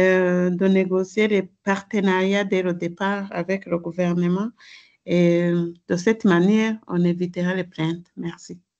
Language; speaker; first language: French; non-native, local second language; Rundi